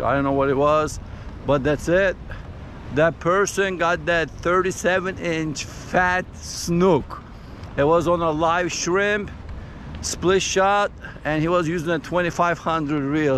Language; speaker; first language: English; native; English